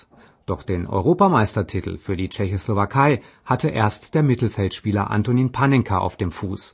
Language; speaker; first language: German; native; German